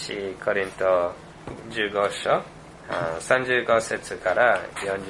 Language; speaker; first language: Japanese; non-native, fluent; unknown